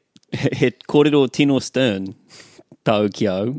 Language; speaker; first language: Māori; non-native, learner; English